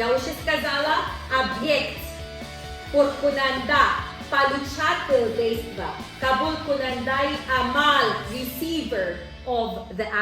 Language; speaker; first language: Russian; non-native, learner; Filipino